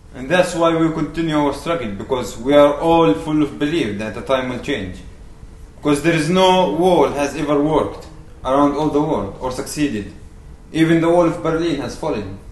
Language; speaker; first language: English; non-native, fluent; Arabic